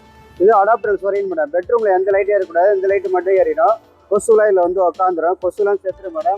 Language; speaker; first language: Tamil; native; Tamil